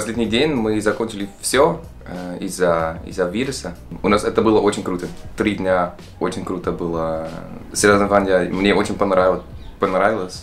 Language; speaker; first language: Russian; non-native, learner; Dutch